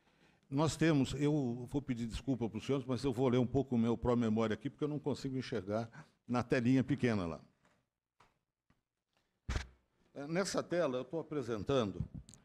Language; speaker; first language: Portuguese; native; Portuguese